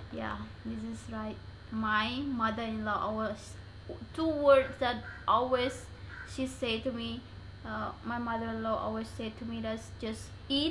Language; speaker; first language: Hindi; non-native, learner; Indonesian